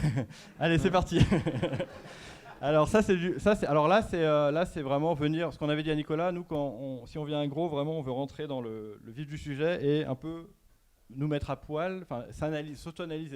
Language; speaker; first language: French; native; French